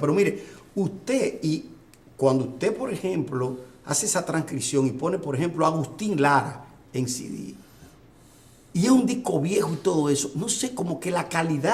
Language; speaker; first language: Spanish; native; Spanish